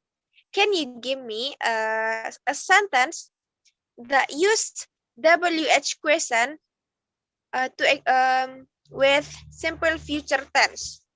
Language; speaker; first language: English; non-native, learner; Indonesian